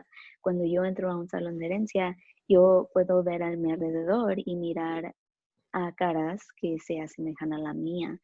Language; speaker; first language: Spanish; early bilingual, other home language; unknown